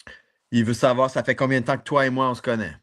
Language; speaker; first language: French; native; French